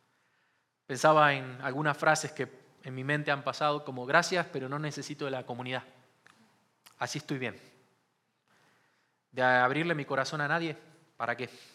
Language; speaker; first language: Spanish; native; Spanish